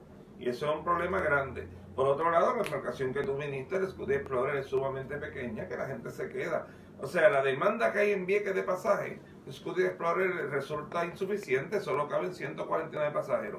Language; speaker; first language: Spanish; native; Spanish